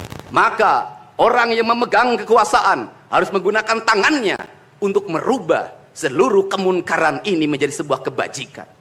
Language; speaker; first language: Indonesian; native; Indonesian